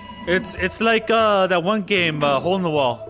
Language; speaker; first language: English; native; English